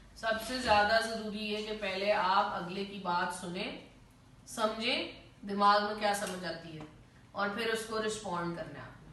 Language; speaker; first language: Urdu; native; Urdu